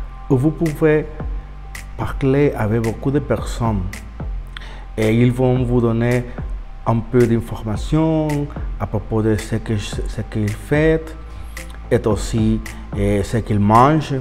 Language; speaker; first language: French; non-native, learner; Spanish